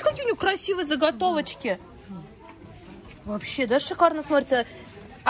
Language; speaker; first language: Russian; native; Russian